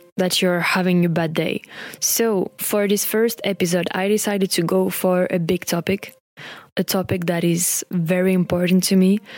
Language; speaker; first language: English; non-native, fluent; French